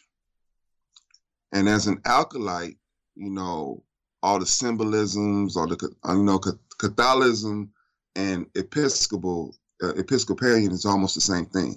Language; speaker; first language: English; native; English